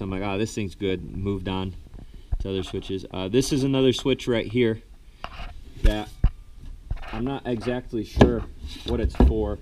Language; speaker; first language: English; native; English